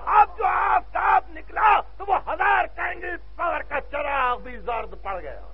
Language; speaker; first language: Urdu; native; Urdu